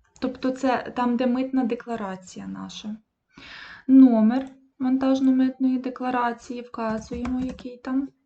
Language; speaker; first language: Ukrainian; native; Ukrainian